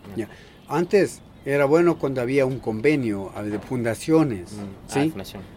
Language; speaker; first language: Spanish; non-native, local second language; Quechua